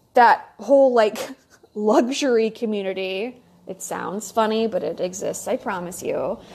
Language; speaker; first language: English; native; English